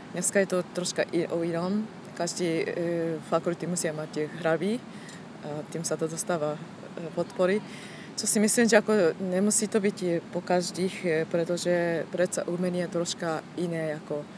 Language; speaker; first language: Slovak; non-native, learner; Japanese